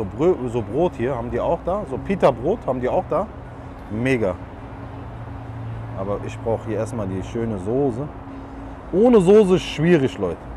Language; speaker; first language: German; non-native, local second language; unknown